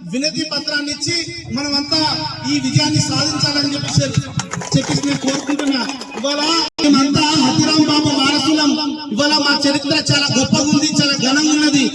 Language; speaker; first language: Telugu; non-native, local second language; Lambadi